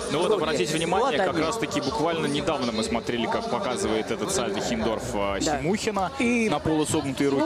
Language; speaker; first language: Russian; native; Russian